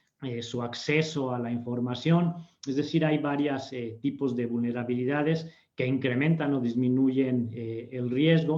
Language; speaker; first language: Spanish; native; Spanish